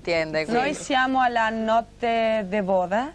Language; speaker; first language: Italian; non-native, learner; Spanish